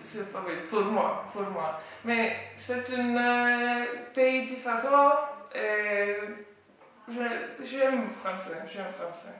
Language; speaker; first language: French; non-native, learner; Estonian